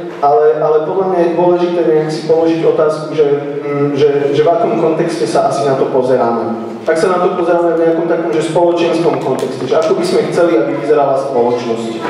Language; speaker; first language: Slovak; native; Slovak